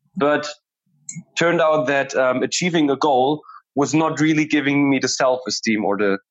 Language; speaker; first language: English; non-native, fluent; German